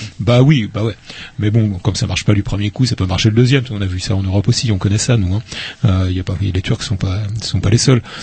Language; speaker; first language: French; native; French